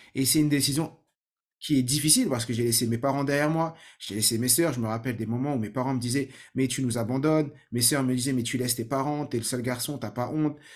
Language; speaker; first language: French; native; French